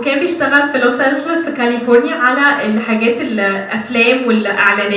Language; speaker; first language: Arabic; native; Arabic